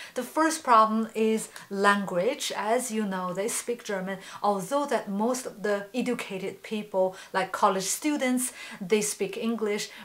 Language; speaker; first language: English; non-native, fluent; Chinese